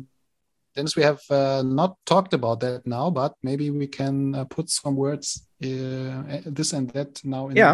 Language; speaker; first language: English; non-native, fluent; German